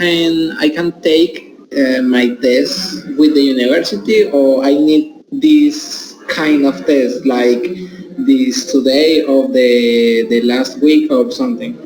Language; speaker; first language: English; non-native, learner; Spanish